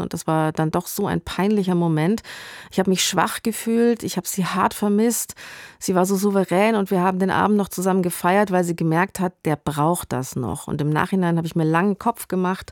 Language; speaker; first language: German; native; German